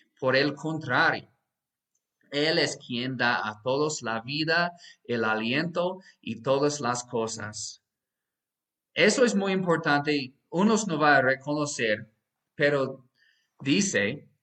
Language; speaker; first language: Spanish; non-native, fluent; English